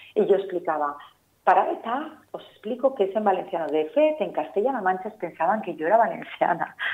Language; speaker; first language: Catalan; non-native, local second language; Spanish